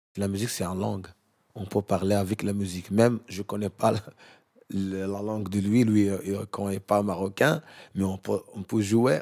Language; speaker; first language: French; non-native, learner; Arabic